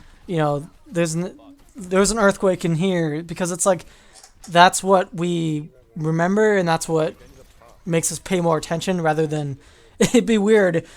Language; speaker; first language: English; native; English